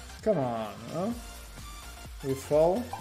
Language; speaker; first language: English; non-native, learner; Portuguese